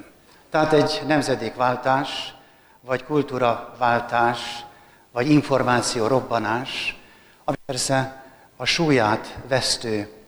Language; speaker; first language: Hungarian; native; Hungarian